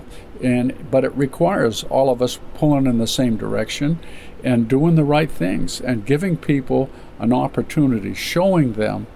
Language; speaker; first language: English; native; English